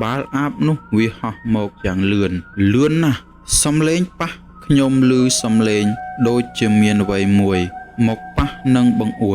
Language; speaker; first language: Khmer; native; Khmer